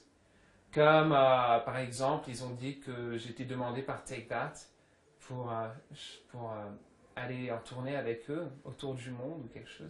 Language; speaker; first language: French; early bilingual, other home language; English